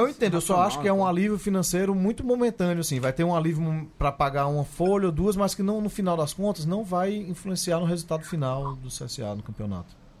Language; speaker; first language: Portuguese; native; Portuguese